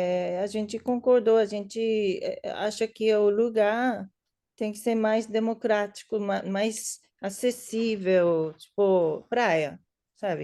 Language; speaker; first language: Portuguese; non-native, learner; English